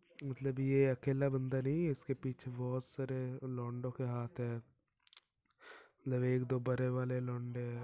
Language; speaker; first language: Hindi; non-native, local second language; Bangla